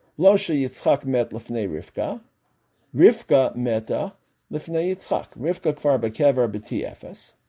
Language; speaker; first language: Hebrew; non-native, fluent; English